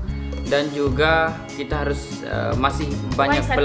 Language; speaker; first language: Indonesian; non-native, local second language; Sasak